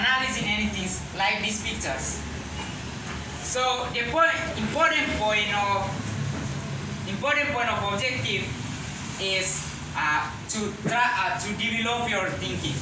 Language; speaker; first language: English; non-native, learner; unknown